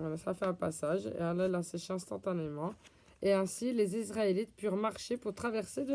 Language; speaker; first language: French; native; French